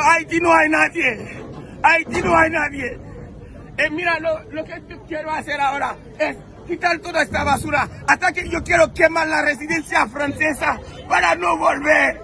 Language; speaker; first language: Spanish; non-native, learner; Haitian Creole